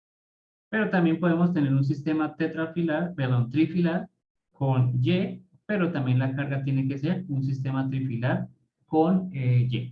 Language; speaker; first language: Spanish; native; Spanish